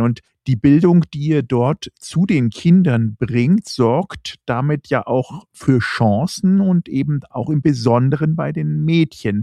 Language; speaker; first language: German; native; German